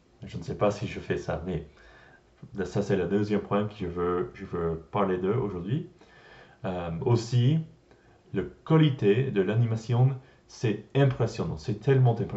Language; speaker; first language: French; non-native, learner; English